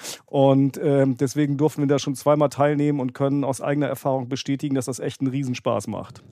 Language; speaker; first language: German; native; German